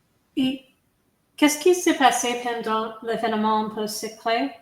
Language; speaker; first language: French; non-native, fluent; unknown